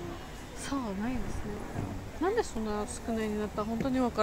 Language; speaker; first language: Japanese; non-native, learner; Georgian